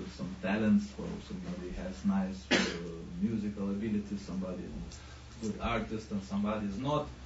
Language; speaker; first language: English; non-native, fluent; Lithuanian